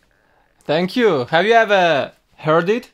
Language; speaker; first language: English; non-native, learner; Russian